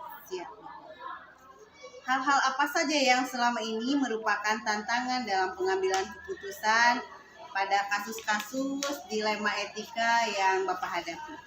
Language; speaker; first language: Indonesian; native; Indonesian